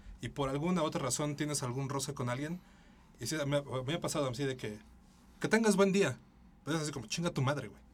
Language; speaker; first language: Spanish; native; Spanish